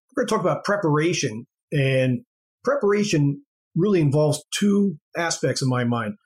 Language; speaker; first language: English; native; English